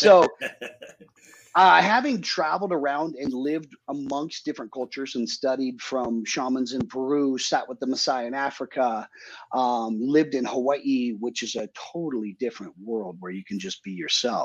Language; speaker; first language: English; native; English